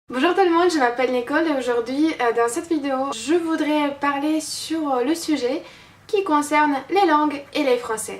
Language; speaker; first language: French; non-native, fluent; Russian